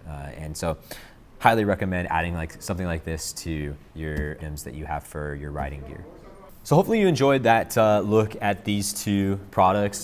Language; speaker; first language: English; native; English